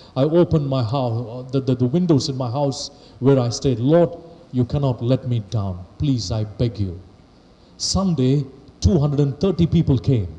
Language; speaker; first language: English; non-native, local second language; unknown